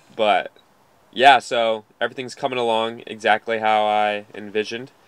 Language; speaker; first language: English; native; English